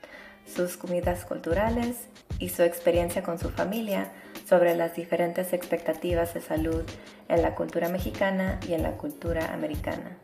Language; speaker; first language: Spanish; early bilingual, heritage; Spanish